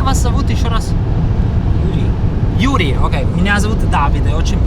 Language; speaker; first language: Russian; non-native, fluent; Italian